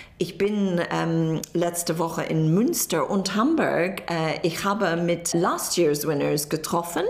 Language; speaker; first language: German; non-native, learner; English